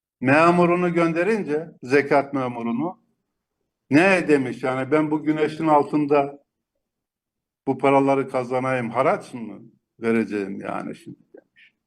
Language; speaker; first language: Turkish; native; Turkish